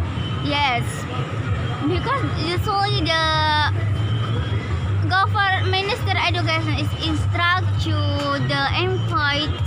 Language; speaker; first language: English; non-native, learner; Indonesian